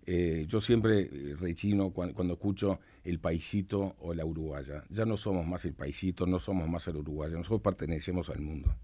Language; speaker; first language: Spanish; native; Spanish